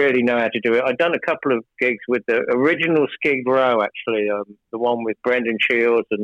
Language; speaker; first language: English; native; English